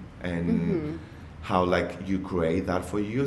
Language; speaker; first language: English; non-native, learner; Spanish